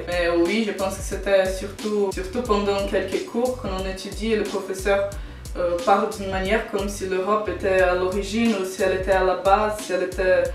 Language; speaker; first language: French; non-native, fluent; Portuguese